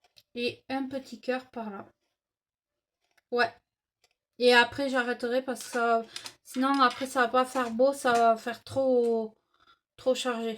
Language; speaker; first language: French; native; French